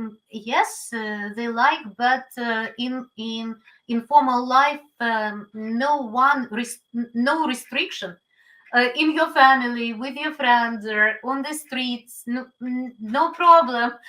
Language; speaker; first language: English; non-native, learner; Ukrainian